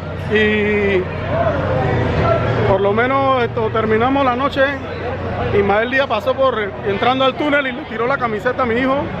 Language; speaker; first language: Spanish; native; Spanish